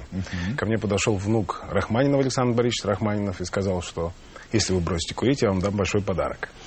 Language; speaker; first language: Russian; native; Russian